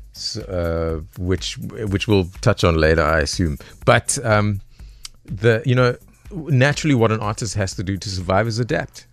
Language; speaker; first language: English; native; English